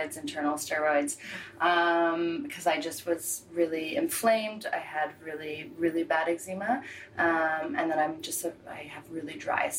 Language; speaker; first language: English; native; English